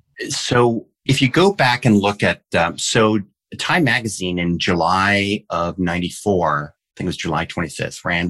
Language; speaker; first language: English; early bilingual, heritage; English